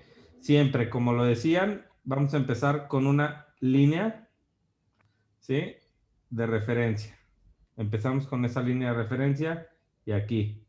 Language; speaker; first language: Spanish; native; Spanish